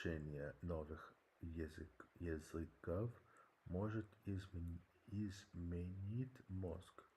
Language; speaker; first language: Russian; non-native, learner; English